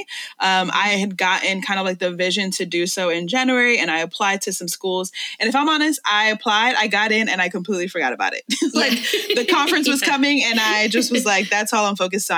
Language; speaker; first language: English; early bilingual, other home language; Spanish